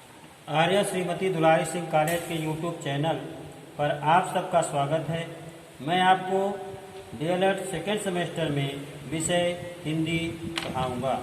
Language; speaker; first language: Hindi; native; Hindi